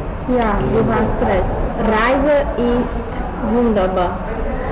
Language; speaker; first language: German; non-native, learner; Portuguese